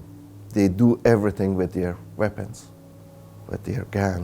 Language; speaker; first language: English; non-native, learner; Persian